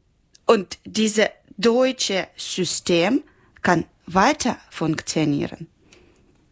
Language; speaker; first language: German; non-native, learner; Ukrainian